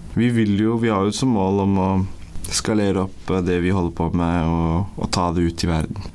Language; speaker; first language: Norwegian; early bilingual, other home language; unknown